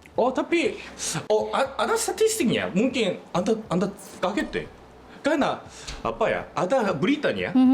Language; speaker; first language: Indonesian; non-native, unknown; Korean